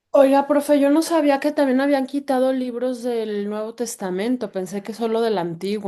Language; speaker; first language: Spanish; native; Spanish